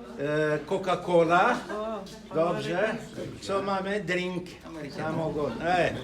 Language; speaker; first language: Polish; non-native, learner; Arabic